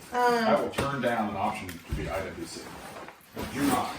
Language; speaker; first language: English; native; English